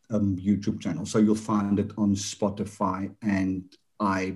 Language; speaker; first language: English; non-native, local second language; Afrikaans